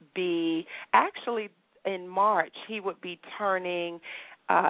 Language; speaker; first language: English; native; English